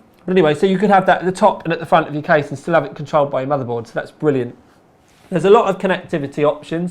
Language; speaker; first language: English; native; English